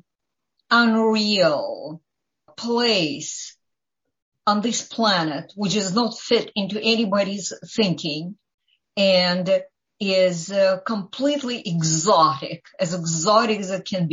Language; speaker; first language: English; non-native, fluent; Ukrainian